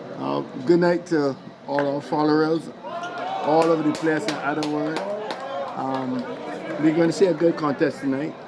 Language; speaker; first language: English; native; English